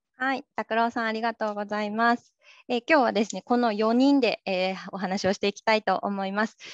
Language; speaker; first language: Japanese; native; Japanese